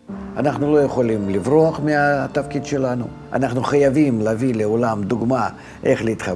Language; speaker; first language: Hebrew; non-native, fluent; Russian